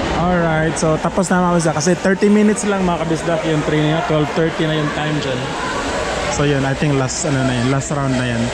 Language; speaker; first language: Filipino; non-native, local second language; Cebuano